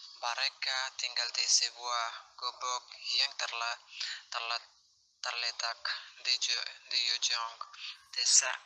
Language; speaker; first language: Indonesian; non-native, learner; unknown